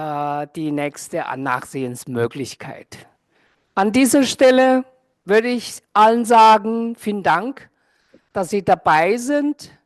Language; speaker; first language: German; non-native, fluent; Chinese